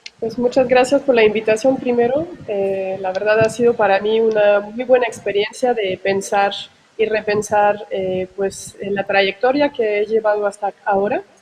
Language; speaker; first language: Spanish; non-native, fluent; French